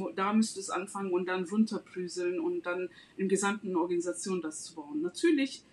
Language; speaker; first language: German; non-native, fluent; Turkish